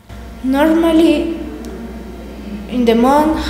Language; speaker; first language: English; non-native, learner; Spanish